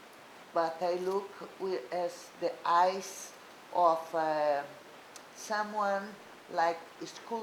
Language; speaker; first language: English; non-native, learner; Portuguese